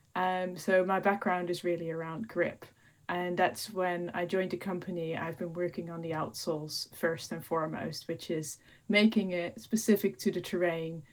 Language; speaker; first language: English; non-native, fluent; Dutch